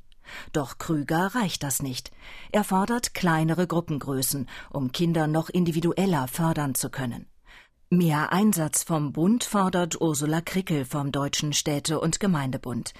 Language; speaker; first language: German; native; German